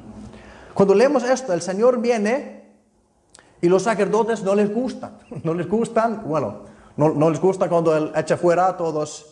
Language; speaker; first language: Spanish; non-native, fluent; Icelandic